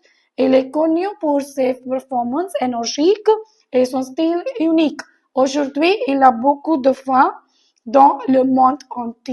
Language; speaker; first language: French; non-native, fluent; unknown